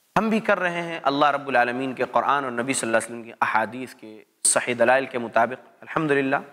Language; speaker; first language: Urdu; native; Urdu